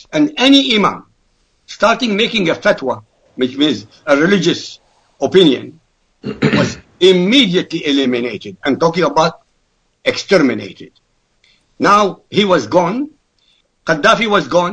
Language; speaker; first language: English; non-native, fluent; Arabic